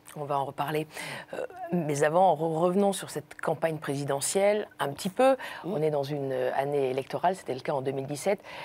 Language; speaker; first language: French; native; French